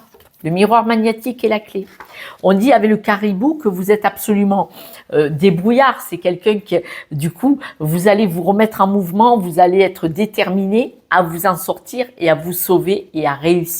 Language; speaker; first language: French; native; French